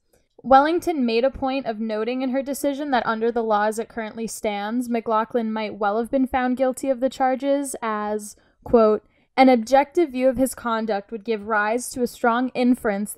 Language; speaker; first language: English; native; English